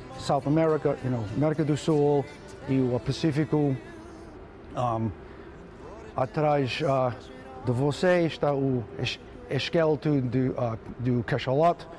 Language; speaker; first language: Portuguese; non-native, learner; English